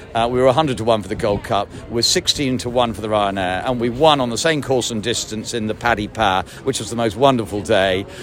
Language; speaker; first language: English; native; English